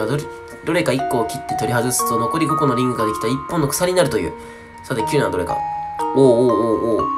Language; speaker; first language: Japanese; native; Japanese